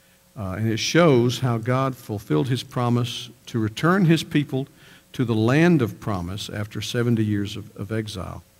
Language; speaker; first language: English; native; English